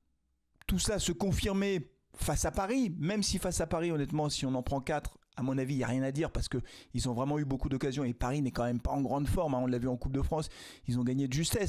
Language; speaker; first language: French; native; French